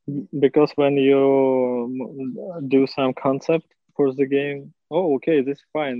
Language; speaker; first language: English; non-native, learner; Russian